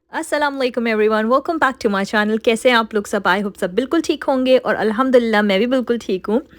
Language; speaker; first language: Urdu; native; Urdu